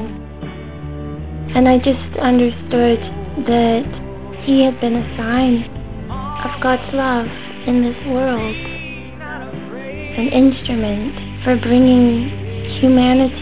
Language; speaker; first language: English; native; English